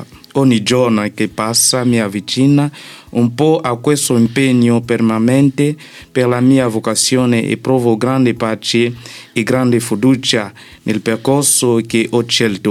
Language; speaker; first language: Italian; non-native, learner; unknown